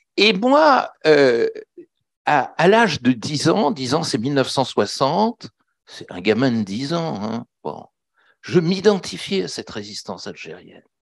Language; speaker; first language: French; native; French